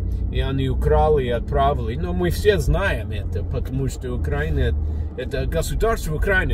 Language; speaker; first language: Russian; non-native, learner; English